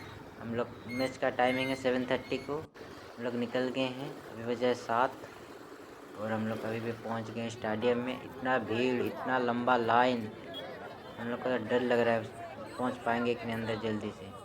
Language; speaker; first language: Hindi; non-native, local second language; Odia